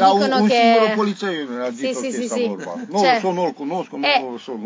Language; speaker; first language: Italian; non-native, learner; Romanian